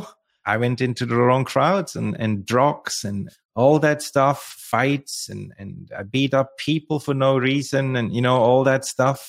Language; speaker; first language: English; non-native, fluent; Swiss German